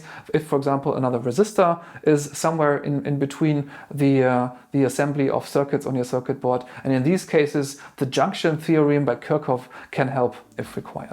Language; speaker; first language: English; non-native, fluent; German